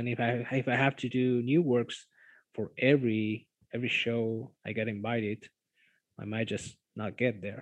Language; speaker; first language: English; non-native, fluent; Spanish